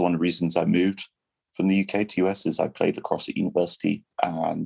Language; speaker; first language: English; non-native, local second language; French